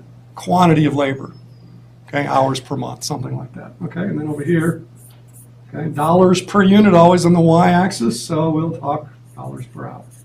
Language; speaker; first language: English; native; English